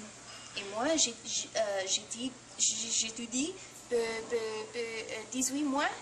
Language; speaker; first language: French; non-native, learner; English